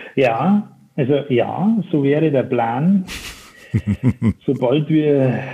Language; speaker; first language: German; native; German